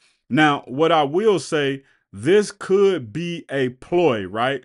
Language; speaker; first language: English; native; English